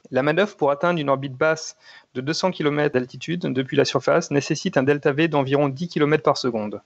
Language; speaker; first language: French; native; French